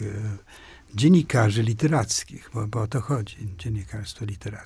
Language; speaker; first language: Polish; non-native, fluent; Swedish